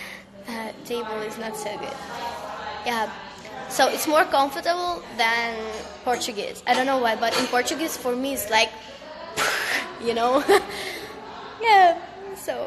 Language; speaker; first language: English; non-native, learner; Russian